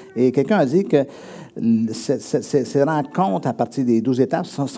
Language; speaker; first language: French; native; French